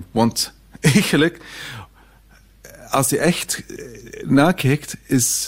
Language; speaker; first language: Dutch; non-native, fluent; Arabic